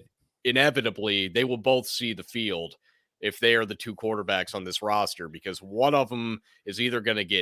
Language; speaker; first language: English; native; English